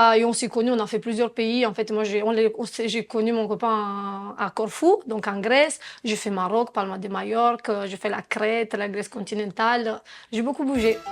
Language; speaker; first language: French; non-native, fluent; Romanian